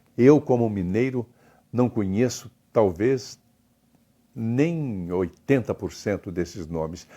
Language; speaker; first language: Portuguese; native; Portuguese